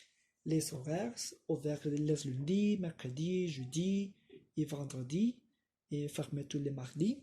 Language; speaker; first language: French; non-native, learner; Spanish